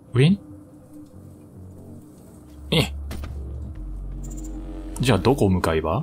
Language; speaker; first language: Japanese; non-native, fluent; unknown